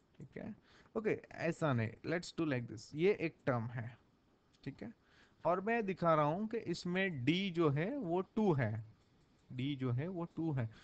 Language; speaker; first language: Hindi; non-native, local second language; Gujarati